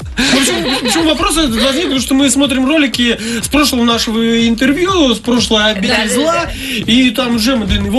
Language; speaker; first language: Russian; native; Russian